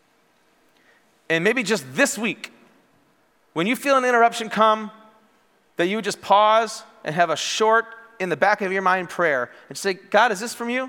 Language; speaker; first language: English; native; English